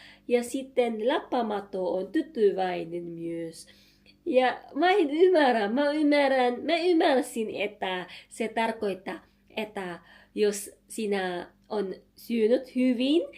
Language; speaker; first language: Finnish; non-native, learner; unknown